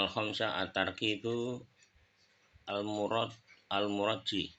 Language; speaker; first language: Arabic; non-native, learner; Indonesian